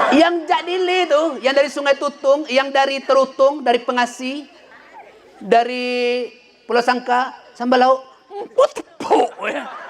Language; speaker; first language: Malay; non-native, local second language; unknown